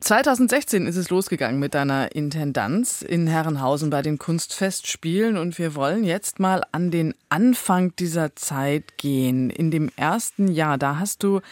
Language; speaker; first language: German; native; German